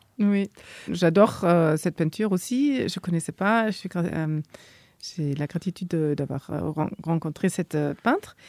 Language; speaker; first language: French; non-native, fluent; German